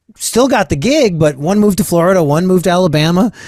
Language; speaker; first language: English; native; English